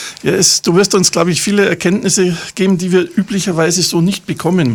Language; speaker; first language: German; native; German